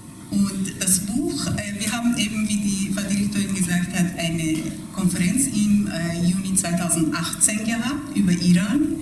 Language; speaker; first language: German; non-native, fluent; Persian